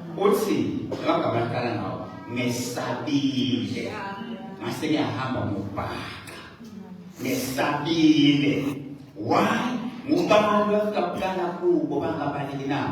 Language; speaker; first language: Zulu; non-native, local second language; Swati